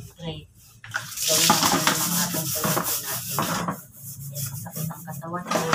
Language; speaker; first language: Filipino; non-native, local second language; Cebuano